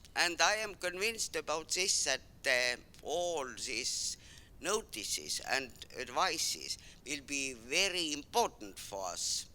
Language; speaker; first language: English; non-native, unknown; Estonian